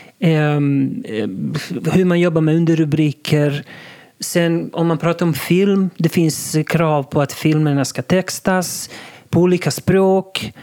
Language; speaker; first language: Swedish; non-native, local second language; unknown